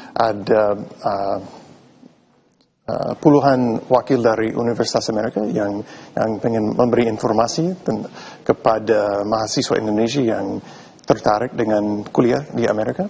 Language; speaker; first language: Indonesian; non-native, fluent; English